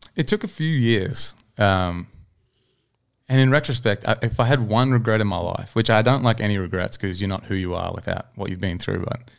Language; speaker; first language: English; native; English